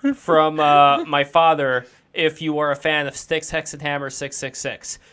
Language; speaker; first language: English; non-native, fluent; Russian